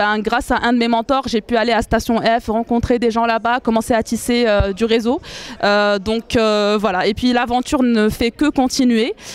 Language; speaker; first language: French; non-native, local second language; Arabic